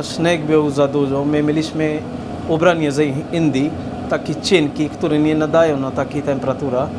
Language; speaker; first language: Polish; non-native, learner; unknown